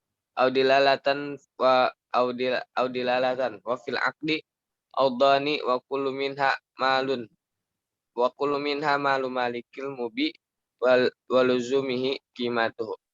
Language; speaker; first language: Arabic; non-native, learner; Indonesian